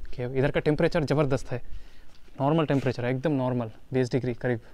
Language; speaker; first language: Hindi; native; Hindi